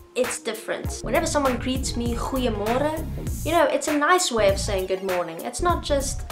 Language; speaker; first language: English; non-native, local second language; Afrikaans